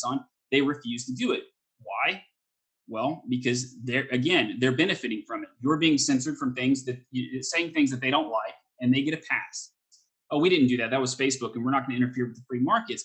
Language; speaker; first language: English; native; English